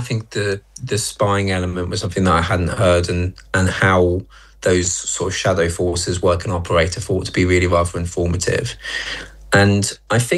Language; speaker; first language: English; native; English